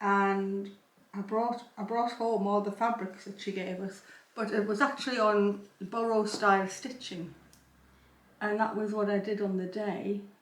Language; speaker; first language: English; native; English